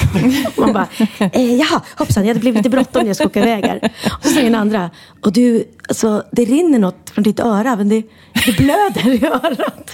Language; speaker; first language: Swedish; native; Swedish